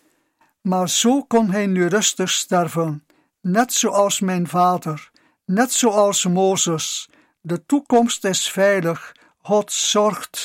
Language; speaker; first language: Dutch; native; Dutch